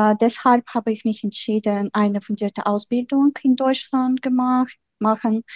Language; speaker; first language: German; non-native, fluent; Ukrainian